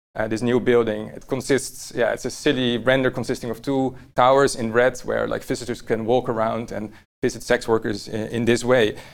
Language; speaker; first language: English; non-native, fluent; Dutch